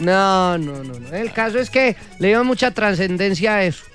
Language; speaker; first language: Spanish; native; Spanish